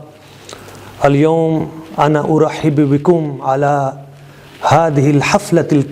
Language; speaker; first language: Arabic; non-native, fluent; Urdu